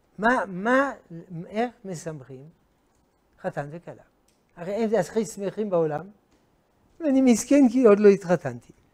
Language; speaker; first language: Hebrew; non-native, fluent; French